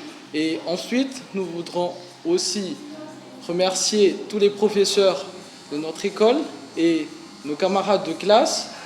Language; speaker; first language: French; non-native, local second language; Malagasy